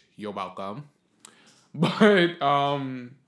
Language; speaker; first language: English; native; English